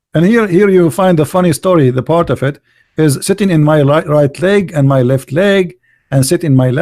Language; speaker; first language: English; non-native, fluent; Arabic